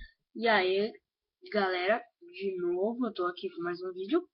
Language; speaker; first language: Portuguese; native; Portuguese